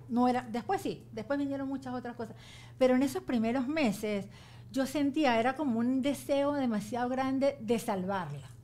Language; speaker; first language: Spanish; native; Spanish